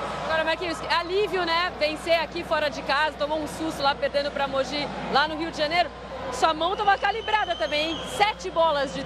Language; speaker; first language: Portuguese; native; Portuguese